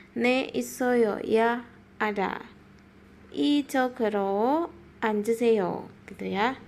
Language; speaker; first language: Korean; non-native, fluent; Indonesian